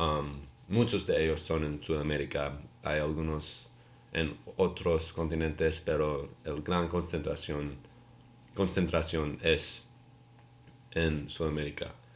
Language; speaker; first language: Spanish; non-native, learner; English